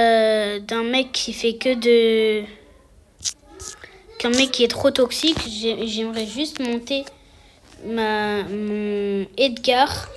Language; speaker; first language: French; native; French